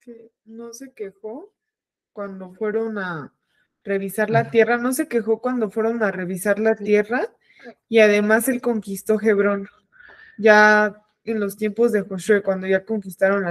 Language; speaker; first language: Spanish; native; Spanish